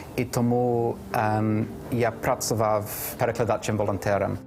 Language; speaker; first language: Ukrainian; non-native, fluent; English